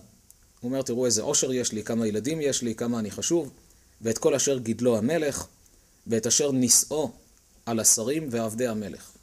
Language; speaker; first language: Hebrew; native; Hebrew